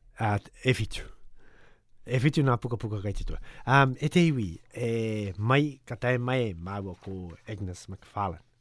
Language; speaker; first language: Māori; native; Māori